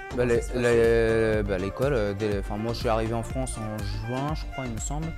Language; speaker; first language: French; early bilingual, other home language; Latvian